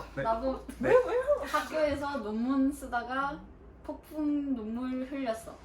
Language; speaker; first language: Korean; early bilingual, other home language; Russian